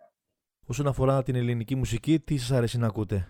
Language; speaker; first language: Greek; native; Greek